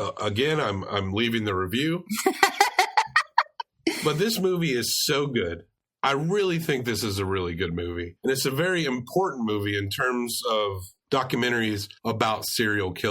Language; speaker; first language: English; native; English